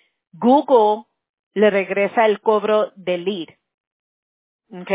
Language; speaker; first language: Spanish; early bilingual, heritage; Spanish